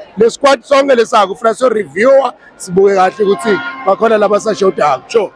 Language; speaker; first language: Zulu; non-native, local second language; Swati